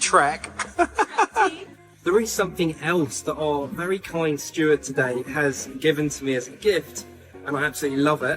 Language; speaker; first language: English; native; English